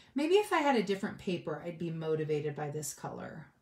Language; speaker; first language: English; native; English